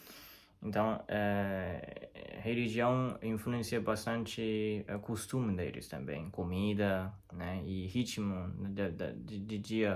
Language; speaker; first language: Portuguese; non-native, learner; Chinese